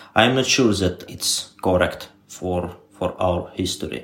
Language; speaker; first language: English; non-native, learner; Ukrainian